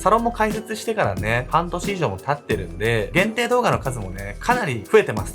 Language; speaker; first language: Japanese; native; Japanese